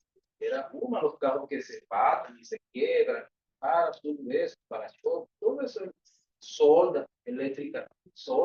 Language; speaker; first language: Portuguese; non-native, learner; Spanish